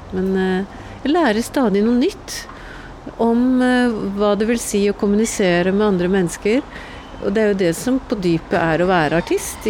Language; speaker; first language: Norwegian; native; Norwegian